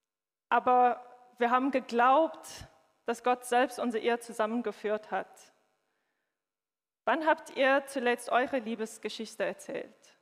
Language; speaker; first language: German; non-native, fluent; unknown